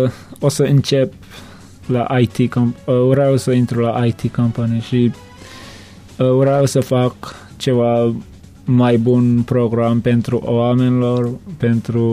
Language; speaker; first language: Romanian; non-native, learner; Turkmen